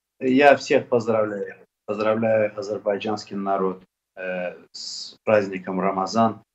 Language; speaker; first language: Russian; non-native, local second language; Azerbaijani